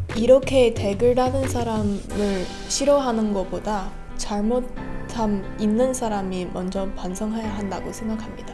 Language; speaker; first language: Korean; non-native, learner; Chinese